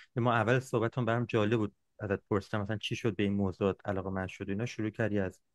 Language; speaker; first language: Persian; native; Persian